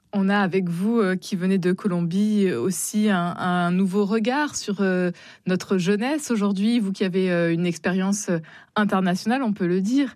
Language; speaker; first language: French; native; French